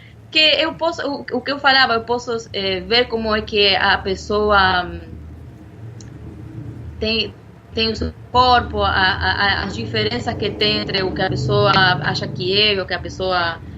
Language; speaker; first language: Portuguese; non-native, fluent; Spanish